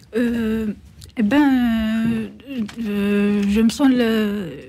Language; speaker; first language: French; non-native, learner; Kabyle